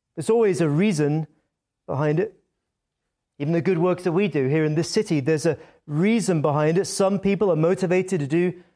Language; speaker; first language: English; native; English